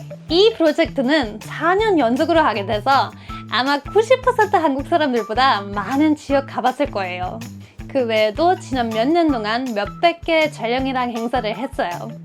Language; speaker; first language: Korean; non-native, fluent; German